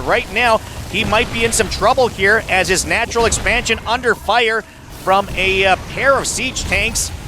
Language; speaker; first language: English; native; English